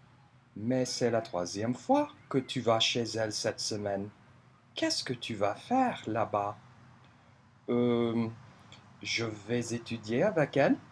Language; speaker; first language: French; non-native, fluent; English